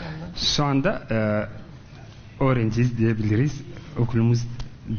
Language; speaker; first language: Turkish; non-native, learner; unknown